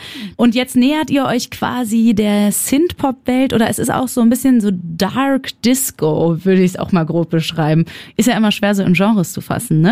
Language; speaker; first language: German; native; German